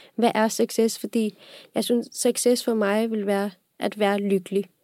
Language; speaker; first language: Danish; non-native, fluent; Urdu